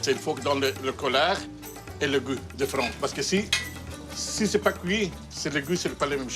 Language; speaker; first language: French; non-native, fluent; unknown